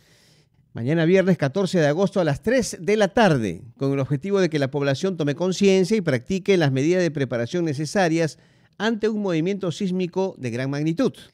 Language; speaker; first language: Spanish; native; Spanish